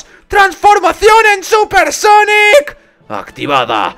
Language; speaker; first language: Spanish; native; Spanish